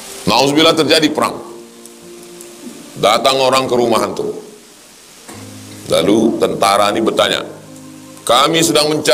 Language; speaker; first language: Malay; native; Malay